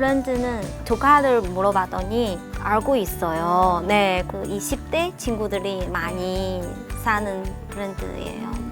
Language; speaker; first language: Korean; non-native, learner; Chinese